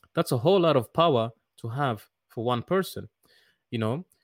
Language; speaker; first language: English; non-native, fluent; Dutch